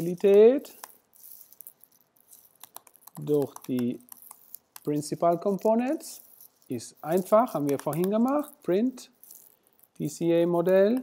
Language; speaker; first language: German; non-native, fluent; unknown